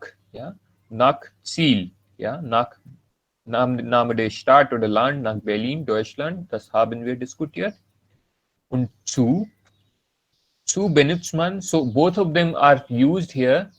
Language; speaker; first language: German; non-native, learner; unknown